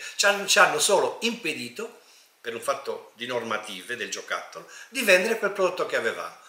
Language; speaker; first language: Italian; native; Italian